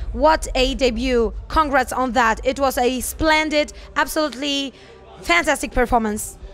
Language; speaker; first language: English; non-native, fluent; Polish